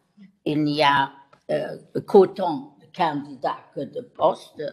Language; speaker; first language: French; non-native, local second language; Luxembourgish